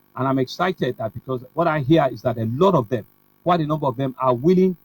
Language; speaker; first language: English; non-native, local second language; Yoruba